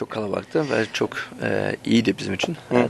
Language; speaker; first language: Turkish; early bilingual, heritage; Turkish